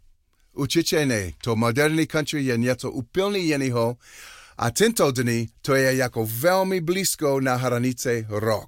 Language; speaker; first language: Czech; non-native, learner; English